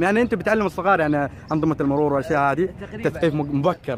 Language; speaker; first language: Arabic; native; Arabic